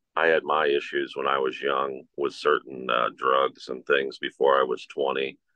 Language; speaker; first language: English; native; English